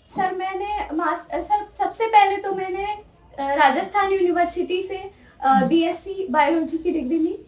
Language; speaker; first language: Hindi; native; Hindi